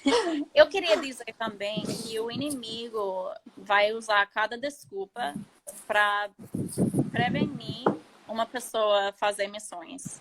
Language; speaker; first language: Portuguese; non-native, fluent; English